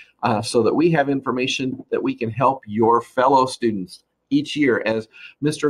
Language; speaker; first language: English; native; English